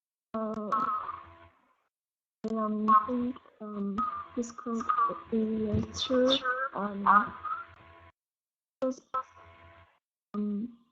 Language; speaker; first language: English; non-native, learner; Vietnamese